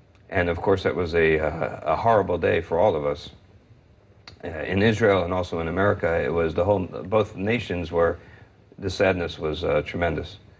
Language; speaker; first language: English; native; English